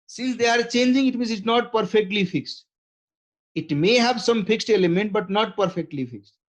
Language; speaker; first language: English; non-native, local second language; Nepali